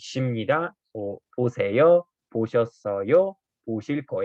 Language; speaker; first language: Korean; non-native, fluent; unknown